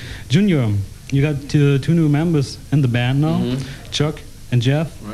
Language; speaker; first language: English; non-native, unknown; German